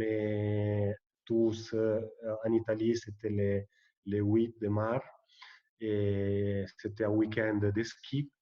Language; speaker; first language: French; non-native, fluent; Italian